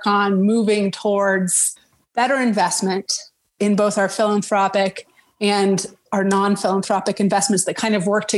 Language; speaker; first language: English; native; English